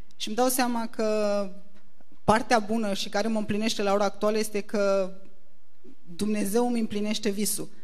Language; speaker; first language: Romanian; native; Romanian